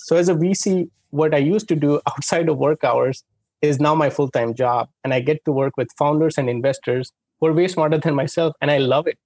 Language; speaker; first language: English; non-native, local second language; Hindi